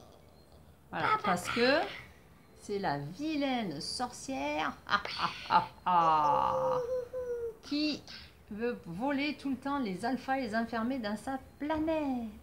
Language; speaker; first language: French; native; French